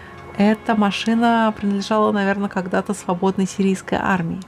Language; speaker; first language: Russian; native; Russian